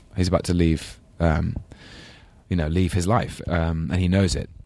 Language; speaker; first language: English; native; English